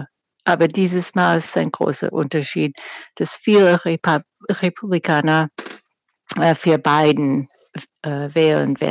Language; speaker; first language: German; non-native, fluent; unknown